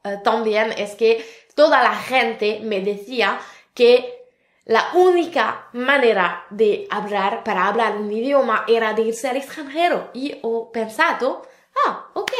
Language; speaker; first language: Spanish; non-native, fluent; French